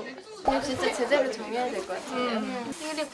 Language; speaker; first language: Korean; non-native, fluent; Japanese